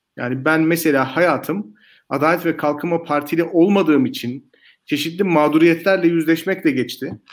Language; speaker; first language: Turkish; native; Turkish